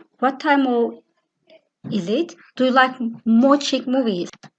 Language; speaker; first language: English; non-native, fluent; Turkish